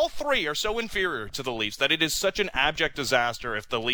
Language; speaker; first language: English; native; English